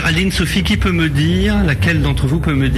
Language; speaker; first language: French; native; French